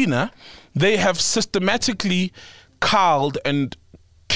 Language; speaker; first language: English; non-native, local second language; Zulu